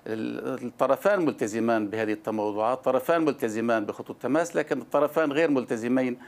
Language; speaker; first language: Arabic; native; Arabic